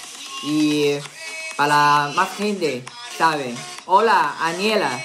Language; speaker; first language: Spanish; non-native, learner; Chinese